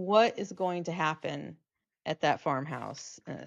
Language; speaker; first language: English; native; English